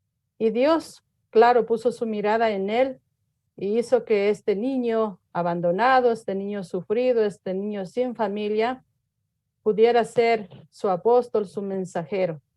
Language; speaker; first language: Spanish; native; Spanish